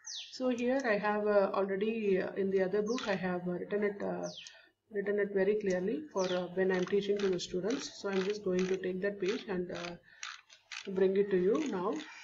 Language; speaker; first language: English; non-native, local second language; Tamil